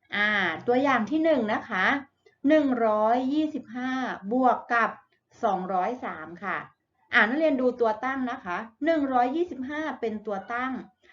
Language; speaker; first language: Thai; native; Thai